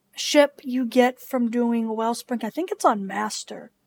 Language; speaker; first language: English; native; English